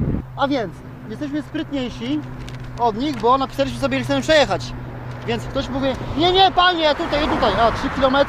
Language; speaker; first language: Polish; native; Polish